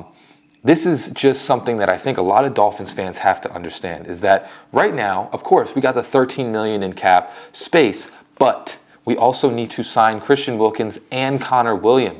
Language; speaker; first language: English; native; English